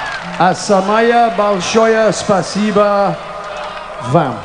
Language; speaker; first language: Russian; non-native, learner; English